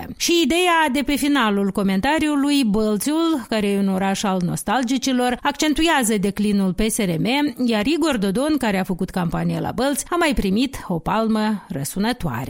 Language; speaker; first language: Romanian; native; Romanian